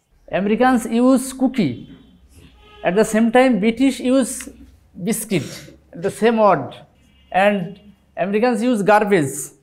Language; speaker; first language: English; non-native, local second language; Bangla